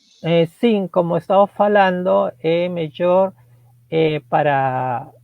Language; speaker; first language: Portuguese; non-native, learner; Spanish